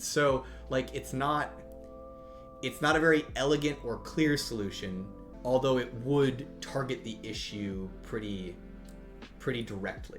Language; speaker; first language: English; native; English